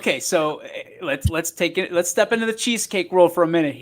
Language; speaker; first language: English; native; English